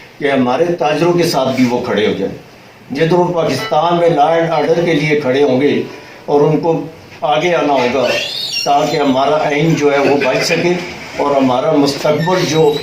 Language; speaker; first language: Urdu; non-native, local second language; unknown